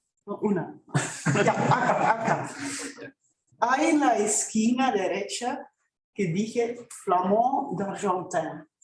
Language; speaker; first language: Spanish; non-native, fluent; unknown